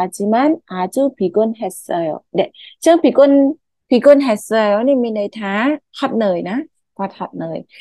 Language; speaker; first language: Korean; non-native, fluent; Khmer